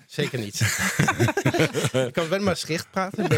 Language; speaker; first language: Dutch; non-native, learner; French